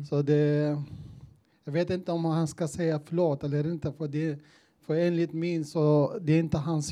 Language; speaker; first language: Swedish; non-native, learner; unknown